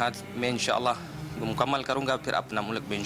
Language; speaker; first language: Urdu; non-native, learner; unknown